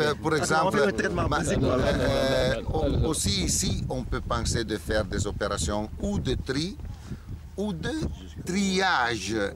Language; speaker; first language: French; non-native, fluent; Italian